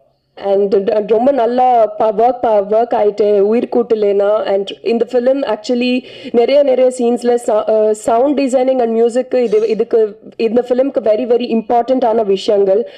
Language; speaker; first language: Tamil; non-native, fluent; Telugu